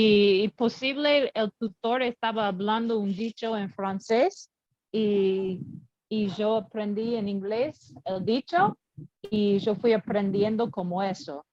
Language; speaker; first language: Spanish; non-native, learner; English